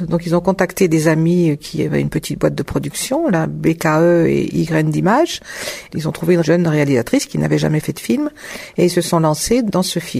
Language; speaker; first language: French; native; French